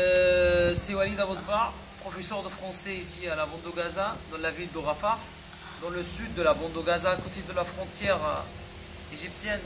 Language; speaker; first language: French; non-native, fluent; Arabic